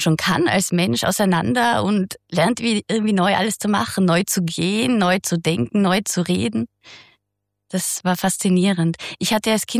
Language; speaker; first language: German; native; German